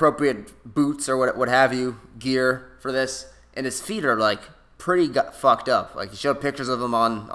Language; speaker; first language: English; native; English